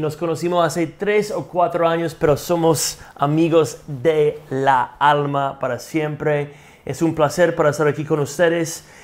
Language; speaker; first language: Spanish; non-native, fluent; English